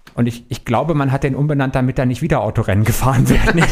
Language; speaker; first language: German; native; German